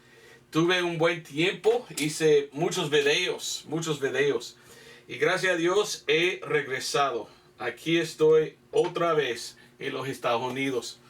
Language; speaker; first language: Spanish; non-native, fluent; English